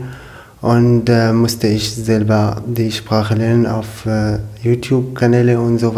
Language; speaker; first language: German; non-native, learner; Arabic